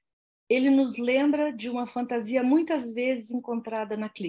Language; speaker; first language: Portuguese; native; Portuguese